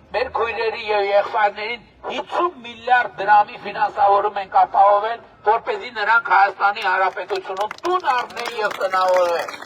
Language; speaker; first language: Armenian; native; Armenian